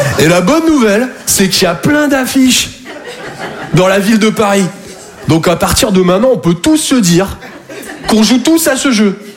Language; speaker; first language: French; native; French